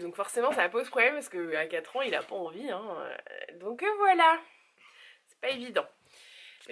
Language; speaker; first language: French; native; French